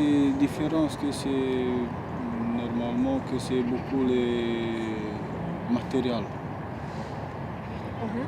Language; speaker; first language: French; non-native, learner; Romanian